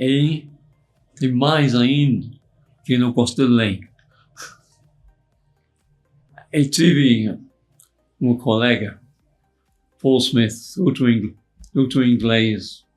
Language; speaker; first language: Portuguese; non-native, fluent; English